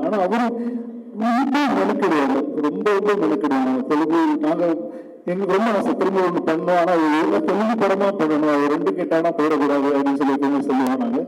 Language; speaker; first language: Tamil; native; Tamil